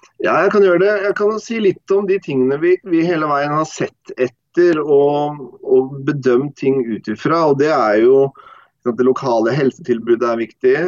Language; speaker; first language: Norwegian; non-native, fluent; English